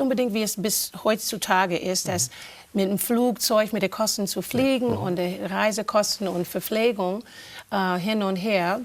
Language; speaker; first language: German; non-native, fluent; English